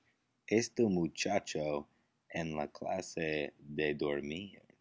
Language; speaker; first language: Spanish; non-native, learner; English